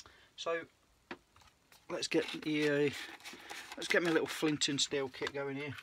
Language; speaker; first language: English; native; English